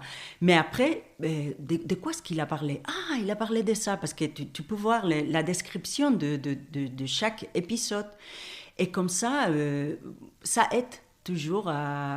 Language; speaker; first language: French; non-native, fluent; Spanish